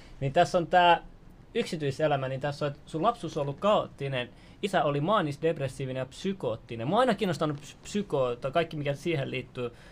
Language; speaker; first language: Finnish; native; Finnish